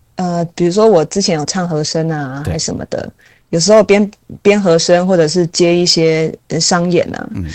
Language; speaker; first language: Chinese; native; Chinese